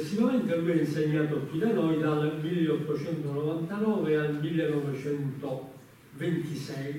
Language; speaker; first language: Italian; native; Italian